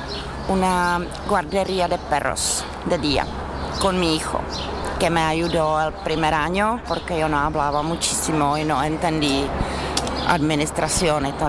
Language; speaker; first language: Spanish; non-native, fluent; Czech